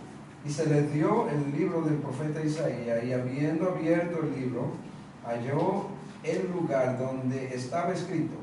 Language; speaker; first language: Spanish; native; Spanish